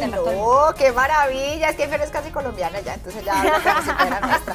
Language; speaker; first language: Spanish; native; Spanish